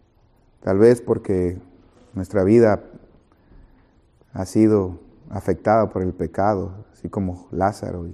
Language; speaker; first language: Spanish; native; Spanish